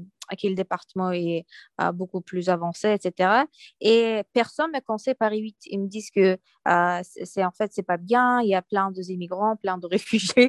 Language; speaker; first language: French; non-native, fluent; Uyghur